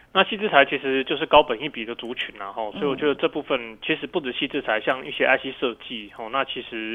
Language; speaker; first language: Chinese; native; Chinese